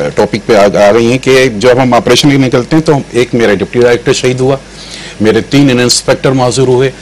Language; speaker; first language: Urdu; native; Urdu